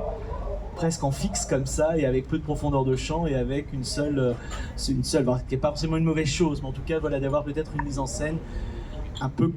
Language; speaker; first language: French; native; French